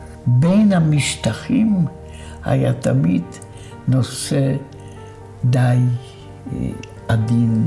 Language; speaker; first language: Hebrew; non-native, fluent; Polish